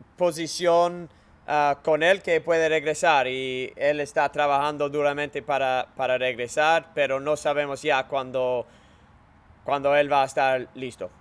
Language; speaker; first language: Spanish; non-native, fluent; English